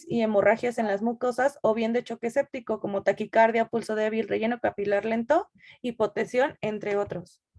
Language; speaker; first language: Spanish; native; Spanish